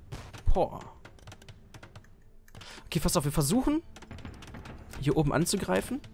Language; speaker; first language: German; native; German